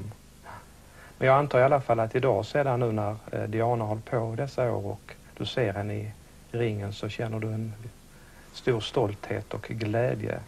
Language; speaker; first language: Swedish; native; Swedish